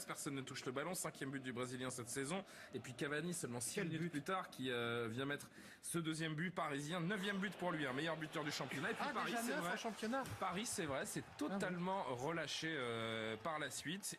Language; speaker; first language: French; native; French